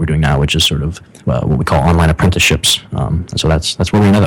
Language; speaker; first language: English; native; English